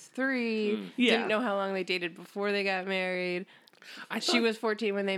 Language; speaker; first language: English; native; English